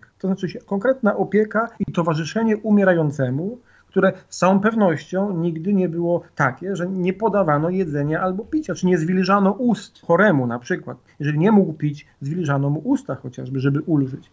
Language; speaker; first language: Polish; native; Polish